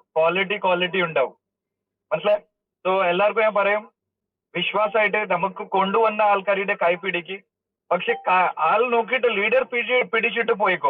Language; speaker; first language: Malayalam; early bilingual, heritage; Malayalam